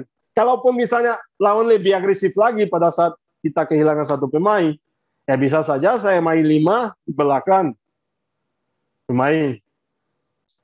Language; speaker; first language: Indonesian; non-native, fluent; Portuguese